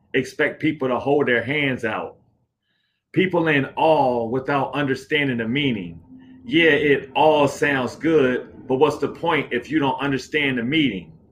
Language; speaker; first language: English; native; English